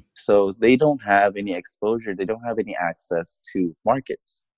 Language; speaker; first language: English; non-native, fluent; Indonesian